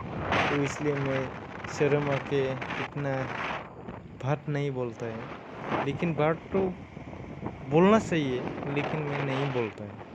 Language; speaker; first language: Hindi; non-native, local second language; Bodo